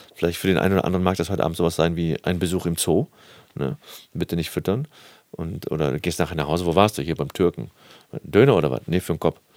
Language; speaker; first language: German; native; German